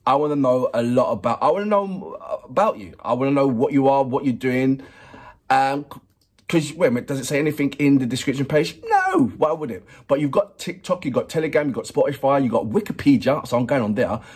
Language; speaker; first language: English; native; English